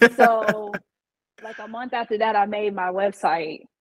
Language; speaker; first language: English; native; English